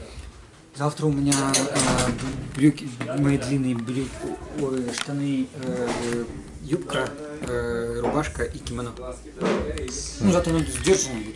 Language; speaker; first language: Russian; native; Russian